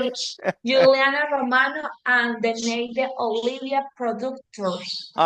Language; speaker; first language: English; non-native, learner; Spanish